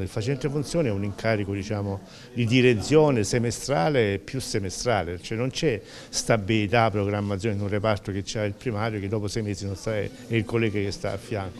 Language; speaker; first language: Italian; native; Italian